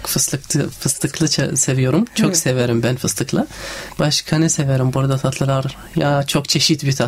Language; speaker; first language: Turkish; non-native, learner; Arabic